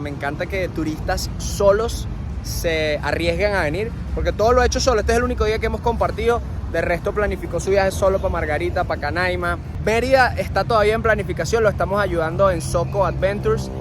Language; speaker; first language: Spanish; native; Spanish